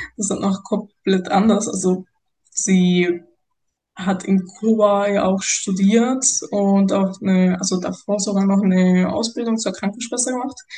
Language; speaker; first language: German; non-native, fluent; Spanish